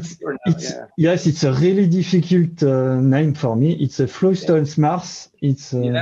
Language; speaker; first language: English; non-native, learner; French